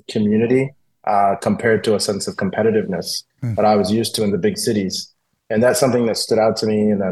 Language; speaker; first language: English; native; English